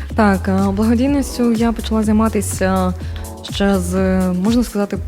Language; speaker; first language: Ukrainian; native; Ukrainian